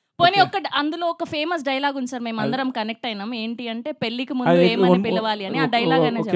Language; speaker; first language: Telugu; native; Telugu